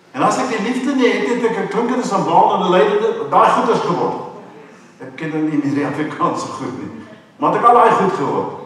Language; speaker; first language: Afrikaans; non-native, local second language; English